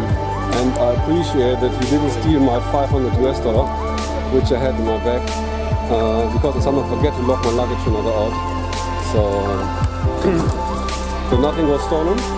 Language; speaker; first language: English; non-native, fluent; German